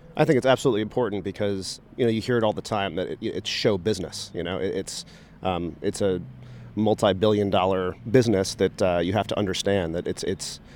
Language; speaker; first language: English; native; English